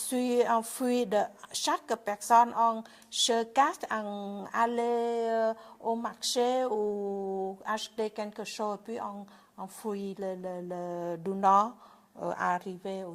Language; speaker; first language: French; non-native, learner; Vietnamese